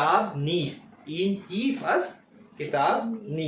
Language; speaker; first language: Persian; non-native, fluent; Urdu